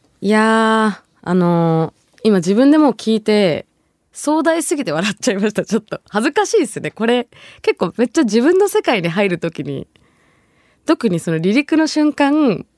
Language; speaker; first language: Japanese; early bilingual, other home language; Bangla